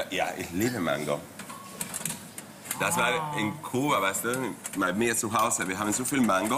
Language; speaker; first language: German; non-native, fluent; Spanish